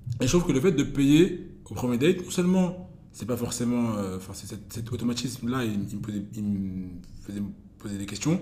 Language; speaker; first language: French; native; French